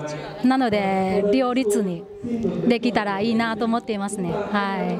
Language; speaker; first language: Japanese; non-native, learner; Vietnamese